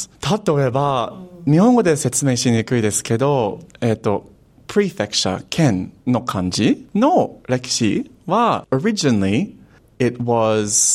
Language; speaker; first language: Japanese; non-native, fluent; English